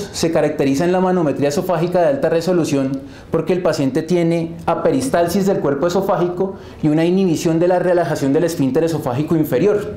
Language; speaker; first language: Spanish; native; Spanish